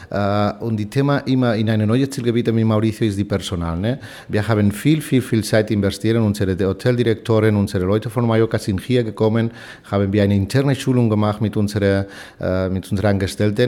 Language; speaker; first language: German; non-native, fluent; Spanish